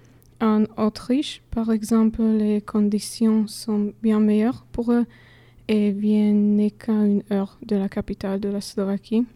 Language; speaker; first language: French; non-native, fluent; Slovak